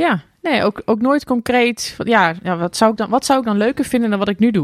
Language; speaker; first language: Dutch; native; Dutch